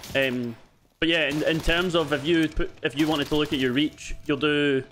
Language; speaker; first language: English; native; English